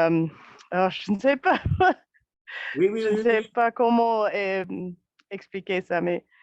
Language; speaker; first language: French; non-native, learner; English